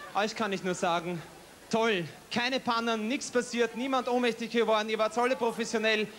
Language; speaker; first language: German; native; German